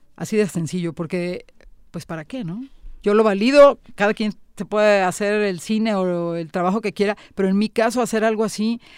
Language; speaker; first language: Spanish; native; Spanish